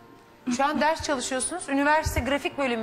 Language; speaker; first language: Turkish; native; Turkish